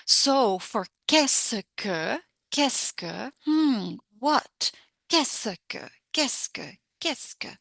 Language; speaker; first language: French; non-native, fluent; English